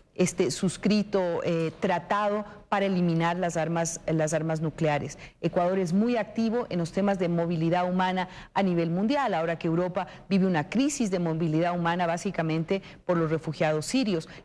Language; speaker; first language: Spanish; native; Spanish